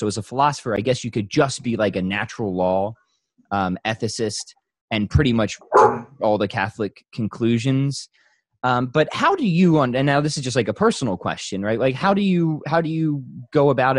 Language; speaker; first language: English; native; English